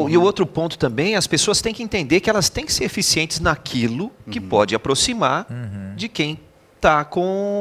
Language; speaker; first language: Portuguese; native; Portuguese